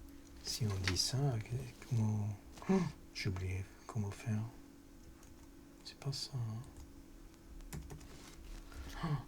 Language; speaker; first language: French; non-native, fluent; English